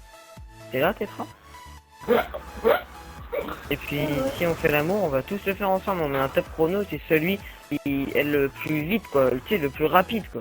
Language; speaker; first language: French; native; French